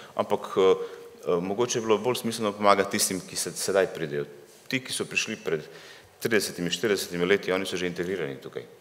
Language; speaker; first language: Slovenian; early bilingual, other home language; Bosnian